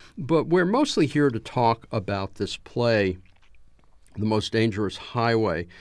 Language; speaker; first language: English; native; English